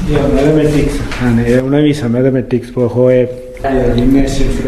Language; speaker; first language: Danish; non-native, learner; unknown